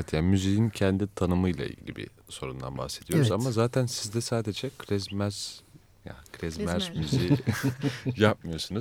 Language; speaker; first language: Turkish; native; Turkish